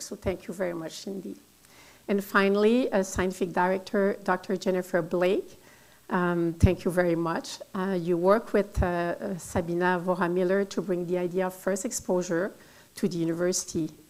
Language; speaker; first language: English; non-native, fluent; French